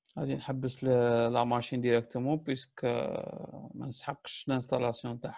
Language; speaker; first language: French; non-native, local second language; Arabic